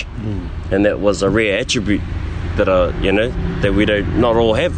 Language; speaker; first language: English; native; English